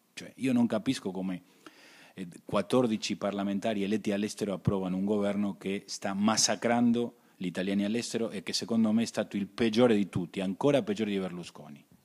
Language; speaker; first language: Italian; early bilingual, heritage; Spanish